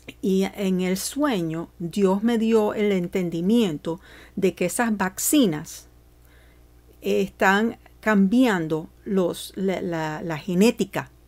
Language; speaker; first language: Spanish; early bilingual, heritage; Spanish